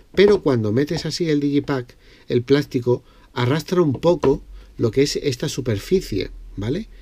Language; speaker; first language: Spanish; native; Spanish